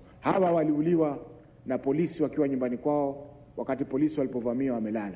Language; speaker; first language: Swahili; native; Swahili